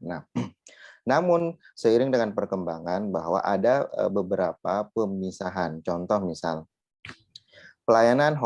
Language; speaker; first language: Indonesian; native; Indonesian